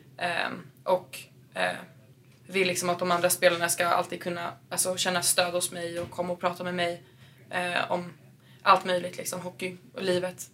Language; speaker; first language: Swedish; native; Swedish